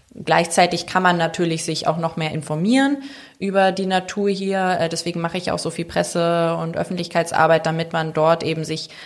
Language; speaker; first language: German; native; German